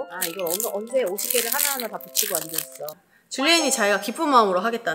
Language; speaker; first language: Korean; native; Korean